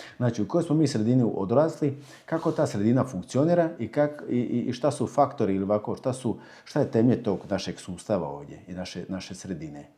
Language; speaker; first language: Croatian; early bilingual, heritage; Croatian